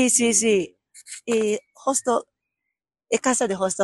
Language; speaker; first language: Spanish; non-native, learner; Japanese